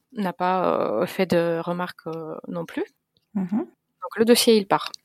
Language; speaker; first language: French; non-native, fluent; Russian